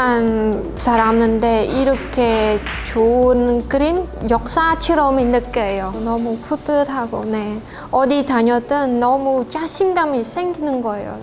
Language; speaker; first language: Korean; non-native, learner; Khmer